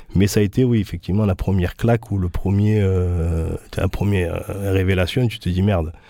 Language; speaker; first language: French; native; French